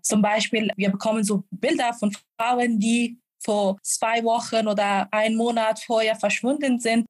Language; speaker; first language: German; non-native, fluent; Persian